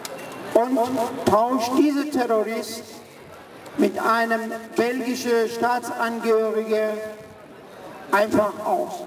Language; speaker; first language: German; early bilingual, other home language; Persian